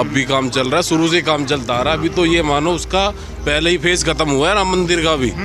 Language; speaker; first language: Hindi; native; Hindi